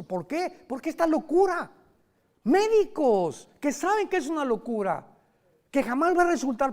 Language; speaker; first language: Spanish; native; Spanish